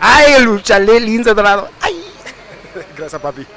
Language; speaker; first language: Spanish; early bilingual, heritage; English